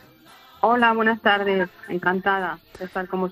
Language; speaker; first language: Spanish; native; Spanish